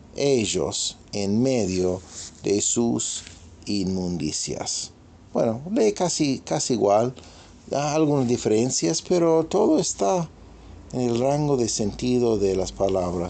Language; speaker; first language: Spanish; non-native, fluent; English